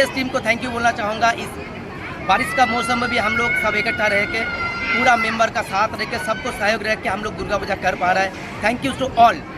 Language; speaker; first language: Hindi; non-native, local second language; Bangla